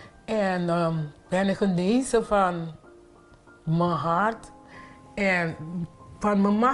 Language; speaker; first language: Dutch; non-native, fluent; Papiamento